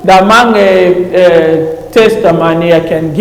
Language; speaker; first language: Swedish; non-native, learner; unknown